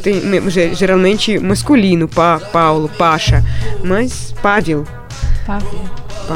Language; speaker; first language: Portuguese; non-native, fluent; Russian